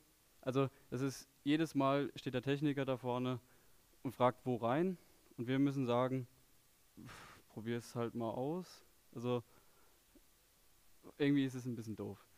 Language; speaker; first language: German; native; German